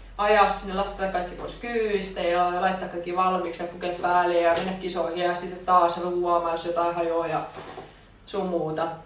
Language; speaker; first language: Finnish; native; Finnish